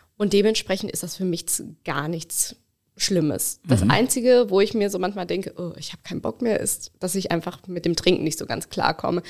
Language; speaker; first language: German; early bilingual, other home language; Bangla